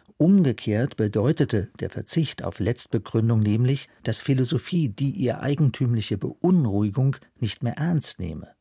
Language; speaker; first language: German; native; German